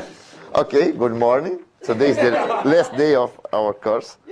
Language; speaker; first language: English; non-native, fluent; Spanish